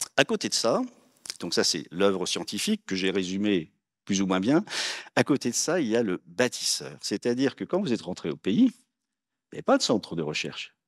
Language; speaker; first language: French; native; French